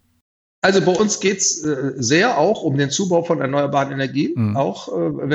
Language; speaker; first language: German; native; German